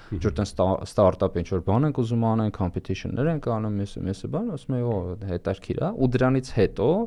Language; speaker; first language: Armenian; native; Armenian